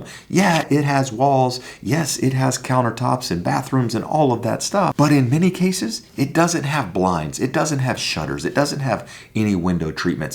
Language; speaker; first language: English; native; English